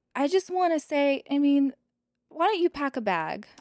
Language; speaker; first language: English; non-native, fluent; Russian